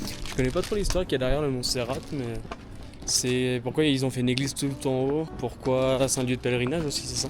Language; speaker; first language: French; native; French